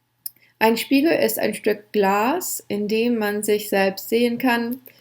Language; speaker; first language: German; non-native, fluent; English